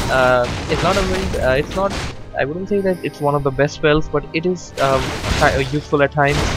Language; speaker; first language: English; non-native, fluent; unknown